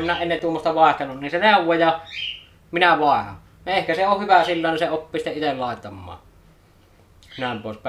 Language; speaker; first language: Finnish; native; Finnish